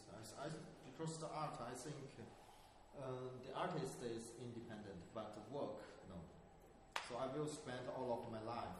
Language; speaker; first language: English; non-native, learner; Chinese